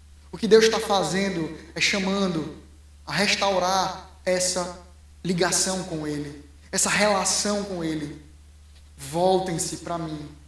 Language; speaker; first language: Portuguese; native; Portuguese